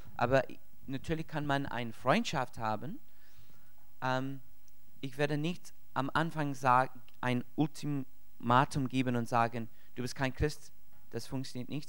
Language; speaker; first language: German; non-native, learner; English